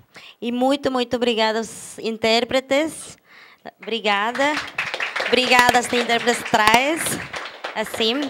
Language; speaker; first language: Portuguese; non-native, fluent; German